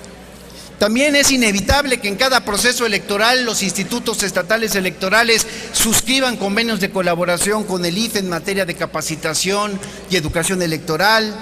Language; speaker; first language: Spanish; native; Spanish